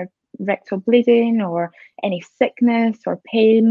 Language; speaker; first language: English; native; English